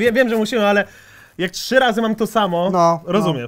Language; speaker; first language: Polish; native; Polish